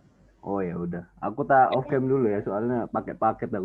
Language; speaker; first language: Indonesian; native; Indonesian